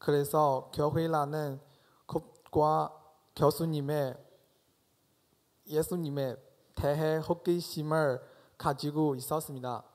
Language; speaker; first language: Korean; non-native, fluent; Chinese